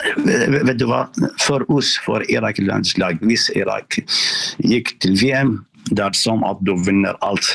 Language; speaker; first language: Norwegian; non-native, fluent; Arabic